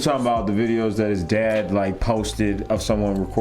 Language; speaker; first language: English; native; English